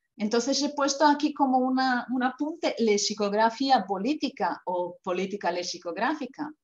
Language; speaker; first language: Spanish; non-native, fluent; Croatian